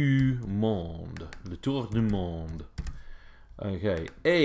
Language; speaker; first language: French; non-native, fluent; English